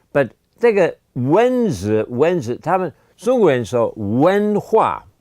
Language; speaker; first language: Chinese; non-native, fluent; English